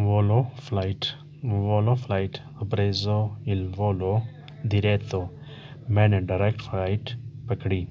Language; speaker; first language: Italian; non-native, learner; Urdu